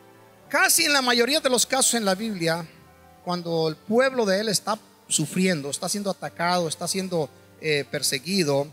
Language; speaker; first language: Spanish; native; Spanish